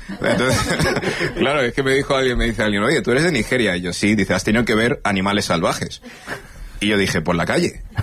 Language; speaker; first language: Spanish; early bilingual, other home language; English